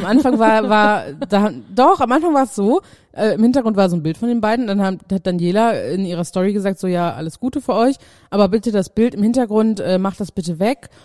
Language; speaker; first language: German; native; German